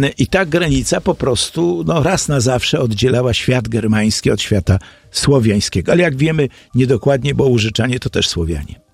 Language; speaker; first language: Polish; native; Polish